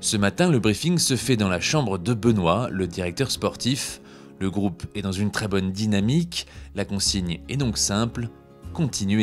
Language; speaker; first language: French; native; French